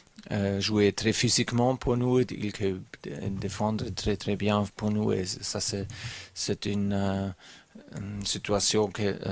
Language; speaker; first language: French; non-native, learner; German